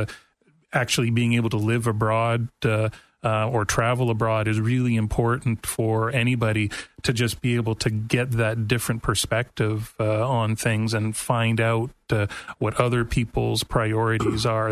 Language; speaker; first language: English; native; English